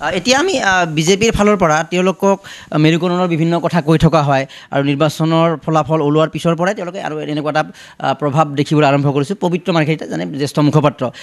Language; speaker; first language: Assamese; native; Assamese